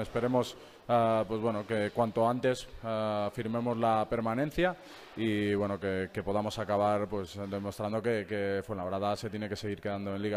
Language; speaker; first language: Spanish; native; Spanish